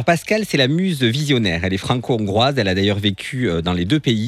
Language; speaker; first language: French; native; French